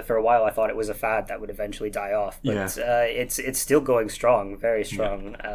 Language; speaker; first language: English; native; English